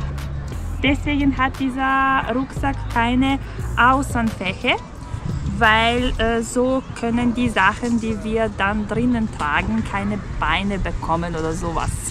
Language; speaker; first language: German; non-native, fluent; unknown